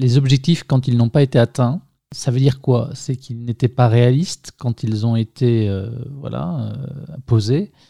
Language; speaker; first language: French; native; French